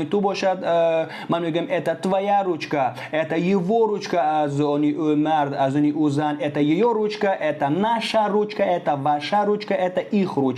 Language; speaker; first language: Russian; non-native, fluent; Tajik